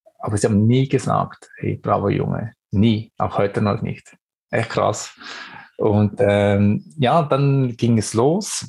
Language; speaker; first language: German; early bilingual, other home language; Greek